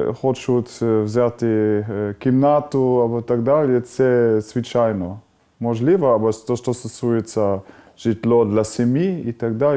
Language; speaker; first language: Ukrainian; non-native, learner; German